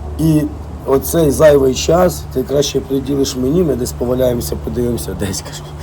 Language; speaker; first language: Ukrainian; non-native, local second language; Russian